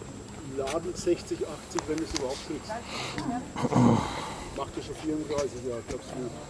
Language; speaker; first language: German; native; German